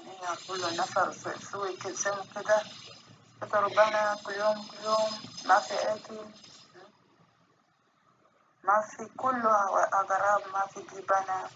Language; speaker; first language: Arabic; non-native, learner; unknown